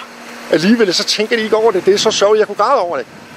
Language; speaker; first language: Danish; native; Danish